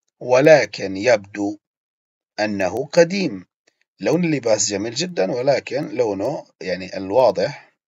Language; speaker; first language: Arabic; non-native, fluent; Turkish